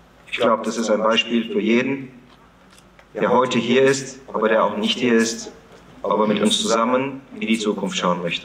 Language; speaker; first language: German; early bilingual, other home language; Turkish